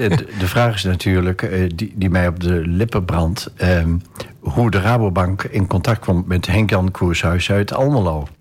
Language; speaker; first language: Dutch; native; Dutch